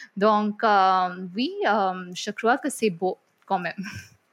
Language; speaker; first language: French; non-native, fluent; Hindi